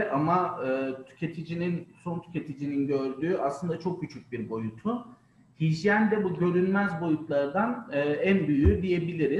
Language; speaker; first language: Turkish; native; Turkish